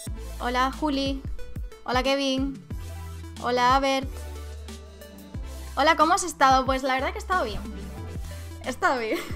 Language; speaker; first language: Spanish; native; Spanish